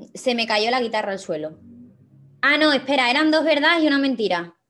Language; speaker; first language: Spanish; native; Spanish